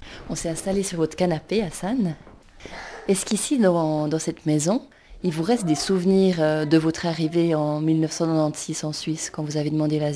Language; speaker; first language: French; native; French